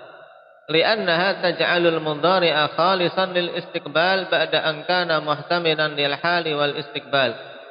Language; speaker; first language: Arabic; non-native, fluent; Indonesian